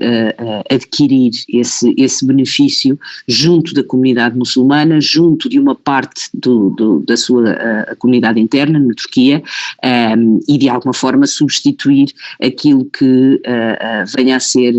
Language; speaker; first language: Portuguese; native; Portuguese